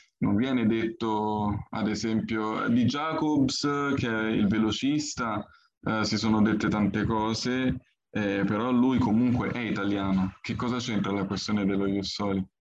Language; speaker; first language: Italian; early bilingual, other home language; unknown